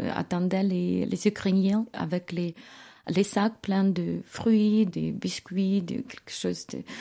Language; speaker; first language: French; non-native, fluent; Ukrainian